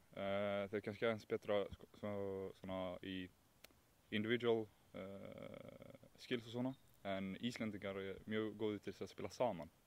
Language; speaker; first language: Icelandic; non-native, learner; Swedish